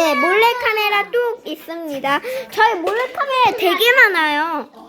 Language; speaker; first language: Korean; native; Korean